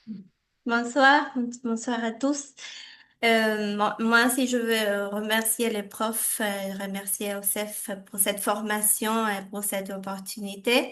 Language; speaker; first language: French; non-native, fluent; Spanish